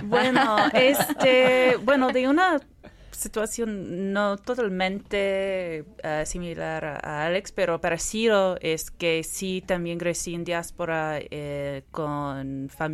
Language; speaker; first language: Spanish; non-native, fluent; English